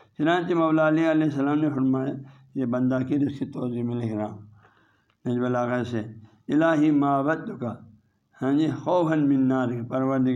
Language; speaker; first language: Urdu; non-native, local second language; Balti